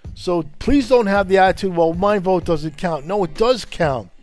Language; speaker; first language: English; non-native, fluent; Italian